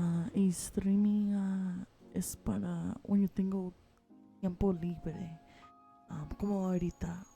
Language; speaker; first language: Spanish; early bilingual, heritage; English